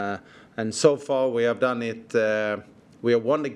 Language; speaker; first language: English; non-native, fluent; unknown